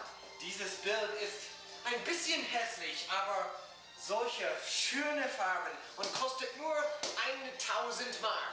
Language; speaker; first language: German; non-native, learner; English